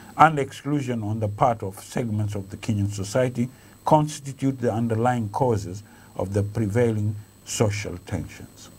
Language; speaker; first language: English; non-native, local second language; Swahili